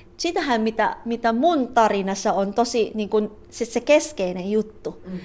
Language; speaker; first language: Finnish; non-native, fluent; Filipino